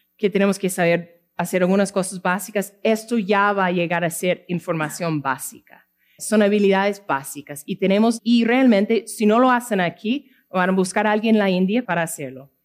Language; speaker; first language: Spanish; non-native, fluent; English